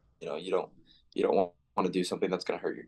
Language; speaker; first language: English; native; English